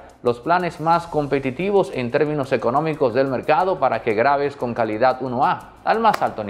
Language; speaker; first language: Spanish; native; Spanish